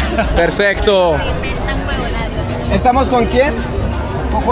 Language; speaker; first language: Spanish; non-native, learner; French